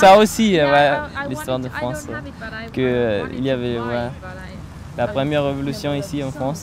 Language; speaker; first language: French; non-native, fluent; German